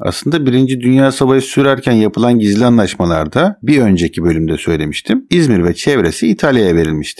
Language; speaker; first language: Turkish; native; Turkish